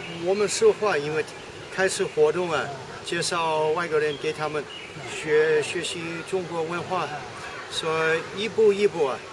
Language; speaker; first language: Chinese; non-native, fluent; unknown